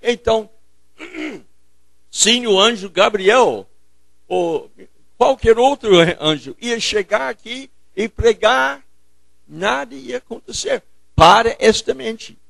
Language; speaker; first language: Portuguese; non-native, fluent; English